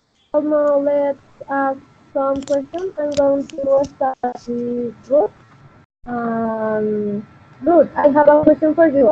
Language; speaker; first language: English; non-native, learner; Spanish